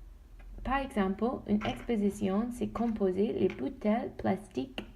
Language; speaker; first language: French; non-native, learner; Dutch